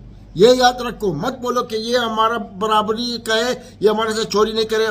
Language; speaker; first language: Hindi; non-native, learner; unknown